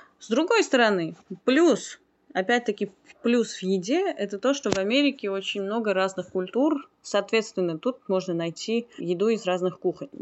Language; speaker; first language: Russian; non-native, local second language; Armenian